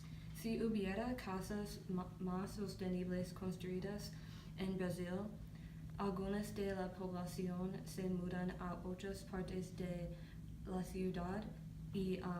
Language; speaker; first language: Spanish; non-native, learner; English